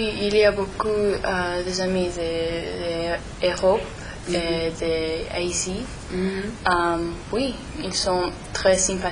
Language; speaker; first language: French; non-native, learner; English